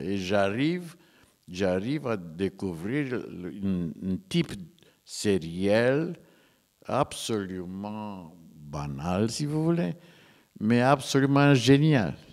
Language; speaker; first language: French; non-native, fluent; Romanian